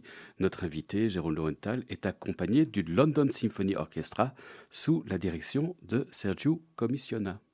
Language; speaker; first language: French; native; French